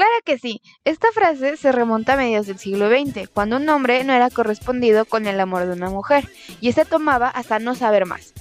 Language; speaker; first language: Spanish; native; Spanish